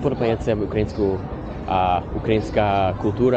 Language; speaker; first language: Ukrainian; non-native, learner; English